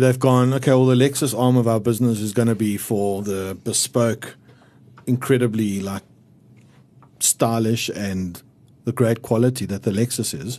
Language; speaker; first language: English; native; English